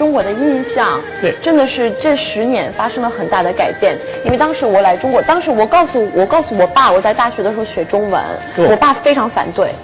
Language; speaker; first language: Chinese; non-native, fluent; English